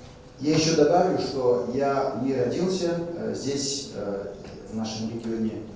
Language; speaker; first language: Russian; non-native, fluent; French